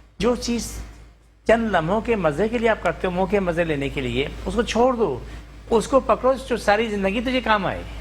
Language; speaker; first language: Urdu; non-native, local second language; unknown